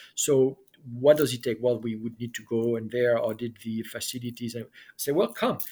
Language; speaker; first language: English; non-native, fluent; French